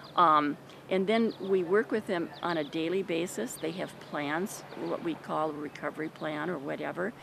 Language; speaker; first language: English; native; English